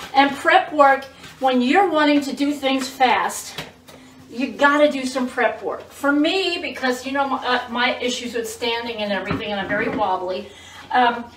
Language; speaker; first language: English; native; English